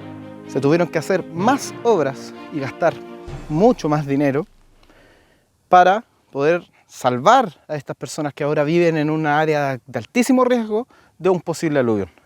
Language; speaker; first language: Spanish; native; Spanish